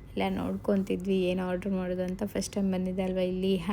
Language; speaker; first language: Kannada; non-native, local second language; Tulu